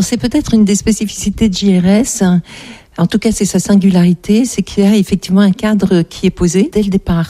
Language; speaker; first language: French; native; French